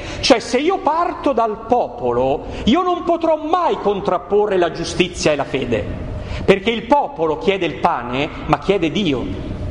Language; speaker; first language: Italian; native; Italian